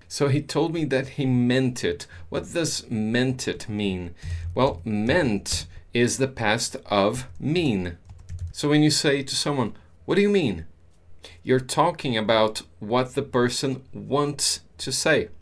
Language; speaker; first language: English; non-native, fluent; Portuguese